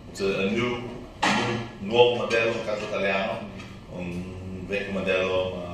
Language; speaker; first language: Italian; non-native, learner; English